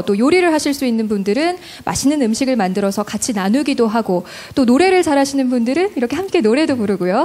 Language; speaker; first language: Korean; native; Korean